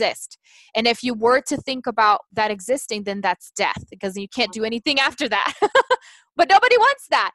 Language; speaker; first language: English; non-native, fluent; Portuguese